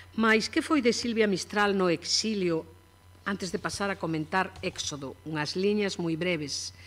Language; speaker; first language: Galician; native; Galician